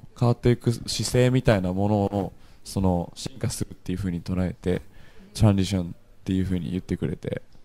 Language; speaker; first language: Japanese; native; Japanese